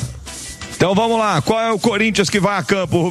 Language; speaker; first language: Portuguese; native; Portuguese